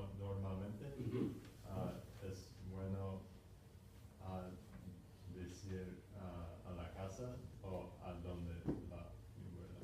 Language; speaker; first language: Spanish; non-native, learner; English